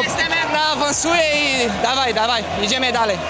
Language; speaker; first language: Polish; non-native, learner; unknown